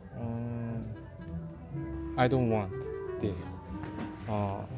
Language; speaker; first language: English; non-native, learner; Korean